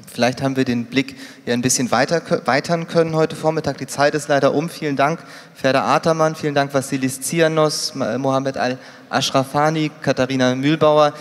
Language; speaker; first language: German; native; German